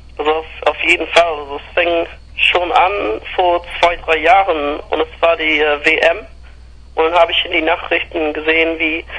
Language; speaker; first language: German; non-native, fluent; English